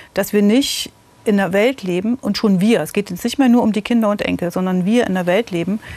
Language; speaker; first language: German; native; German